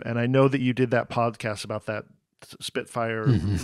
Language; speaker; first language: English; native; English